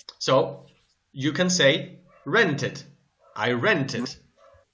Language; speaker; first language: English; non-native, fluent; Spanish